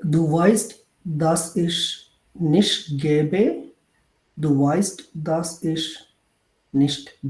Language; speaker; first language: German; non-native, learner; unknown